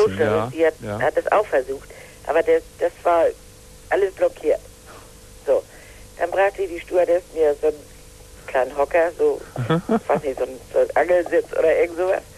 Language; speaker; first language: German; native; German